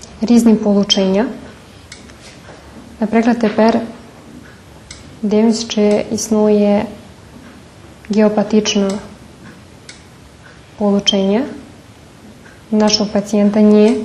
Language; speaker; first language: Ukrainian; early bilingual, heritage; Ukrainian